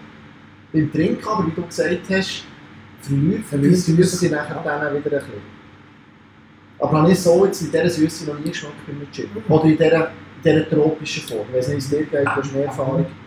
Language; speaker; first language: German; native; German